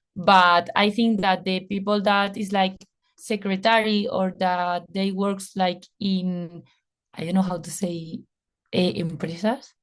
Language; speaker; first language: English; non-native, fluent; Spanish